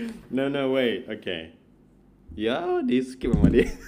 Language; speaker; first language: English; non-native, fluent; Indonesian